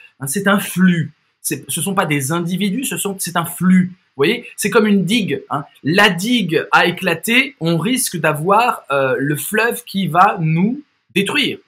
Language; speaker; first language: French; native; French